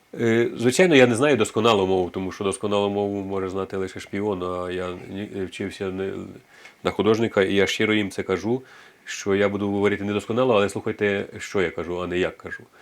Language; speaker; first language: Ukrainian; native; Ukrainian